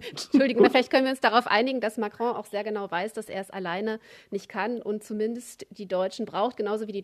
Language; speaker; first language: German; native; German